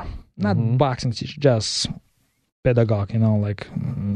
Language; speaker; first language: English; non-native, learner; Kazakh